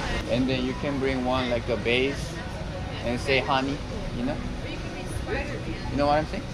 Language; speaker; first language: English; non-native, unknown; Korean